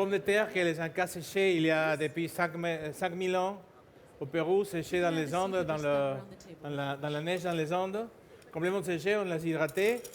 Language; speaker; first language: French; non-native, fluent; Spanish